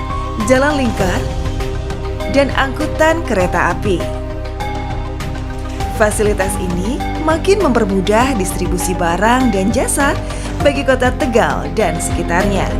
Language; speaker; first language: Indonesian; native; Indonesian